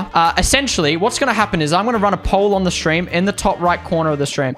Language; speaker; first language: English; native; English